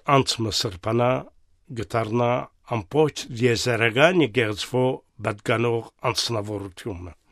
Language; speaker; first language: Armenian; native; Armenian